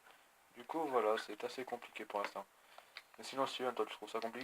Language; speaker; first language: French; native; French